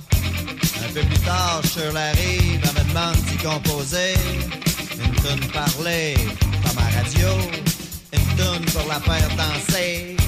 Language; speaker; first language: French; native; French